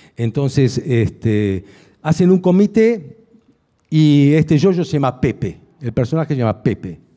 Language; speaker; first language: Spanish; early bilingual, other home language; Hungarian